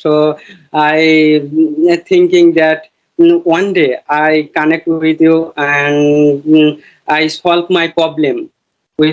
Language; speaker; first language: English; non-native, learner; Bangla